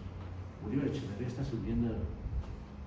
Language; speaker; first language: Spanish; native; Spanish